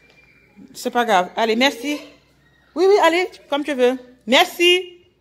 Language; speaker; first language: French; non-native, fluent; English